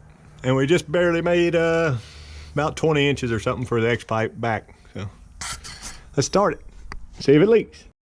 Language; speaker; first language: English; native; English